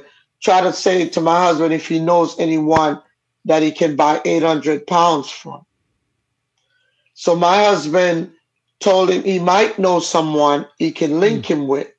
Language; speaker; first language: English; non-native, local second language; Jamaican Creole English